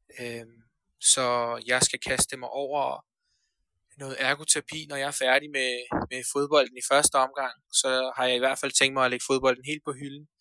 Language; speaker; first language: Danish; early bilingual, other home language; Persian